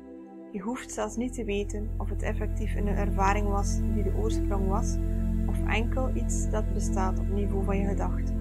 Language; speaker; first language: Dutch; native; Dutch